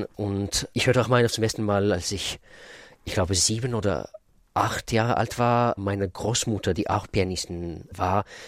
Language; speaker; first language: German; non-native, fluent; Russian